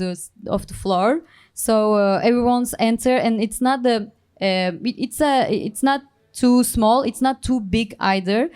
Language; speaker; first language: English; non-native, learner; Turkish